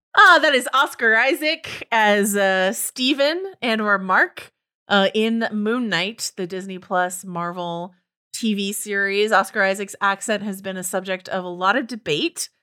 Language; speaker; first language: English; native; English